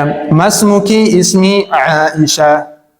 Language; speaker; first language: Arabic; non-native, learner; Indonesian